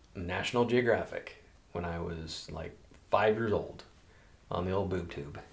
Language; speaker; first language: English; native; English